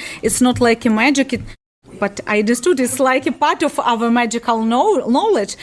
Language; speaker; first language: English; non-native, learner; Ukrainian